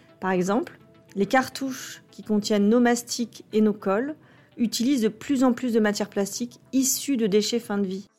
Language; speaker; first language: French; native; French